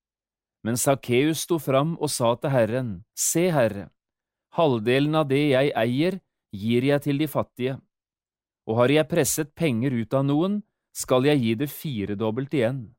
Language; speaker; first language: Norwegian; native; Norwegian